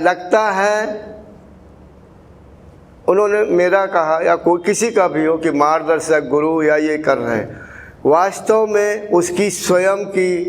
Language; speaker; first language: Hindi; native; Hindi